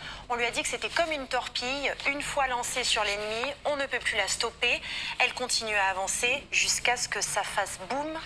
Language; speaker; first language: French; native; French